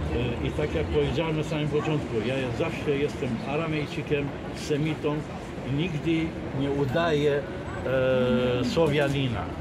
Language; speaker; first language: Polish; non-native, fluent; Arabic